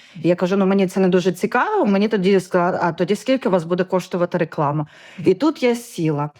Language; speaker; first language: Ukrainian; non-native, local second language; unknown